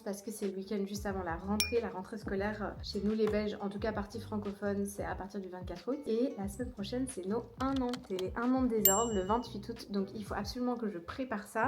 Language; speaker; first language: French; native; French